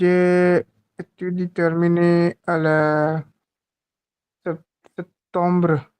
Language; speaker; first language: French; non-native, learner; Hindi